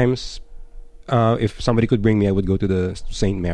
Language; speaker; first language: English; non-native, local second language; Filipino